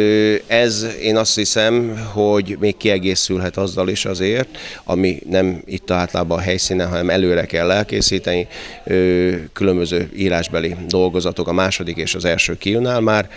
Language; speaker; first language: Hungarian; native; Hungarian